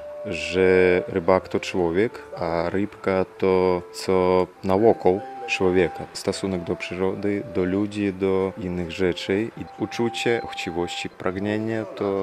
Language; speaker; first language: Polish; non-native, learner; Russian